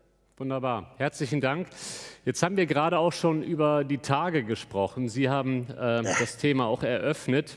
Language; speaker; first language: German; native; German